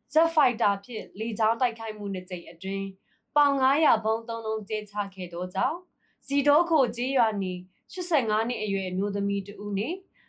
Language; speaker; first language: Burmese; non-native, local second language; S'gaw Karen